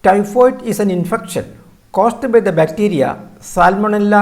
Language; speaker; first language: English; non-native, local second language; Malayalam